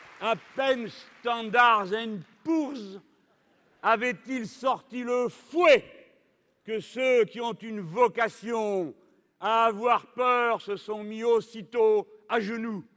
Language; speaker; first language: French; native; French